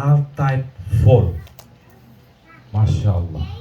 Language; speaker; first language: Dutch; non-native, learner; Indonesian